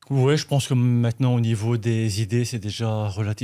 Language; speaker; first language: French; native; French